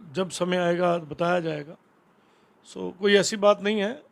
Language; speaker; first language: Hindi; non-native, local second language; Punjabi